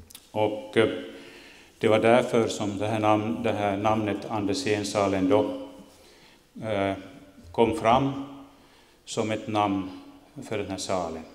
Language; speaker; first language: Swedish; native; Swedish